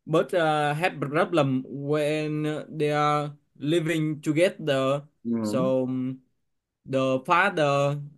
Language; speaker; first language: English; non-native, learner; Vietnamese